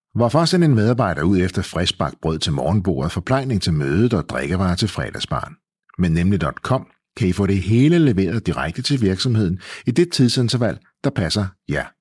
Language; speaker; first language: Danish; native; Danish